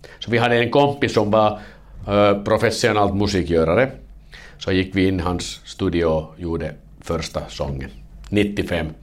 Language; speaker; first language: Swedish; non-native, local second language; Finnish